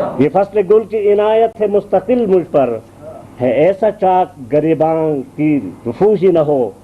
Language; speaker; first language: Urdu; non-native, local second language; Shina